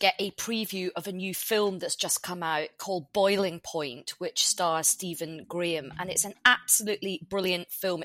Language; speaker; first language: English; native; English